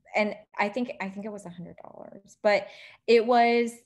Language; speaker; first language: English; native; English